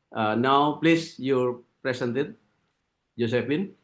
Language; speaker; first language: English; non-native, learner; Indonesian